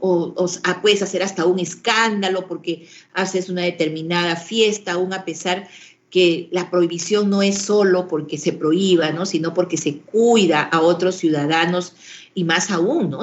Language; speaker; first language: Spanish; native; Spanish